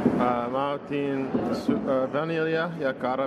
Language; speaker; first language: Finnish; non-native, learner; English